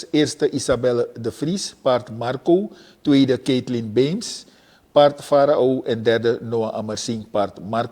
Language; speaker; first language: Dutch; native; Dutch